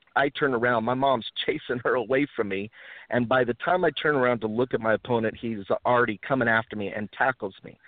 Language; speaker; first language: English; early bilingual, other home language; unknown